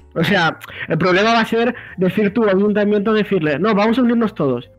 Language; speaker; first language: Spanish; early bilingual, other home language; Russian